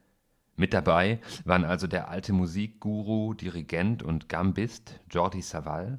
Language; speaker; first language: German; native; German